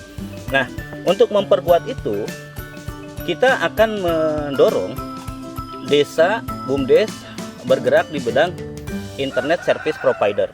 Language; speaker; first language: Indonesian; non-native, local second language; Sundanese